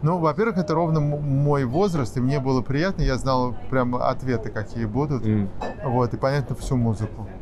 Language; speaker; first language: Russian; native; Russian